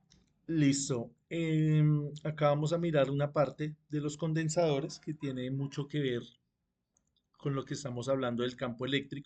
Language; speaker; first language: Spanish; native; Spanish